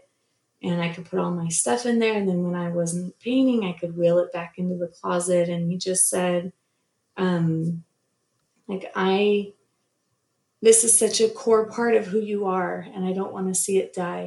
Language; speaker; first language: English; native; English